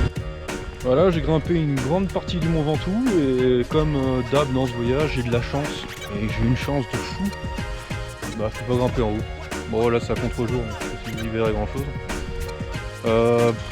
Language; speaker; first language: French; native; French